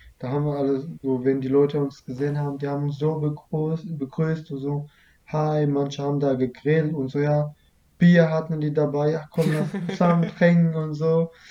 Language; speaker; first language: German; early bilingual, other home language; Kurdish